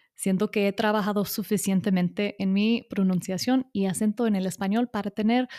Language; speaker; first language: Spanish; non-native, fluent; English